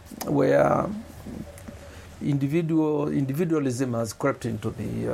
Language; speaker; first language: English; non-native, local second language; Kamba